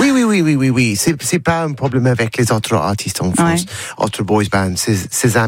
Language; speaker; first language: French; non-native, learner; English